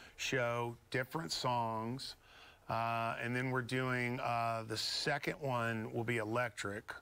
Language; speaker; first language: English; native; English